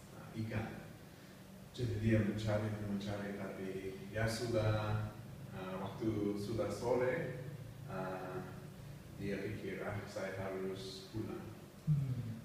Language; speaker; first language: Indonesian; non-native, learner; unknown